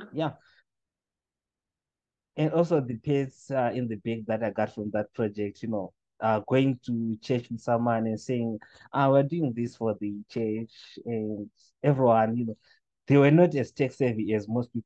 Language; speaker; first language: English; non-native, local second language; Shona